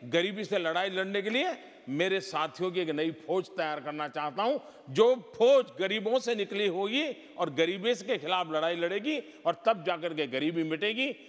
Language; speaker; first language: Hindi; non-native, local second language; Gujarati